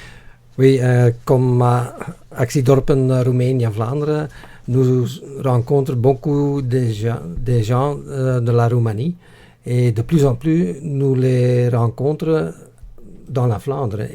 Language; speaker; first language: French; non-native, local second language; Dutch